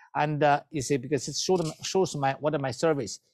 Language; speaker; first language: English; non-native, learner; Chinese